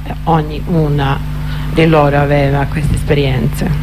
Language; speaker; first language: Italian; non-native, fluent; Serbian